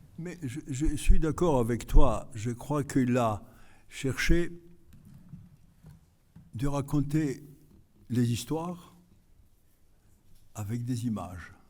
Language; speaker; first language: French; non-native, fluent; Greek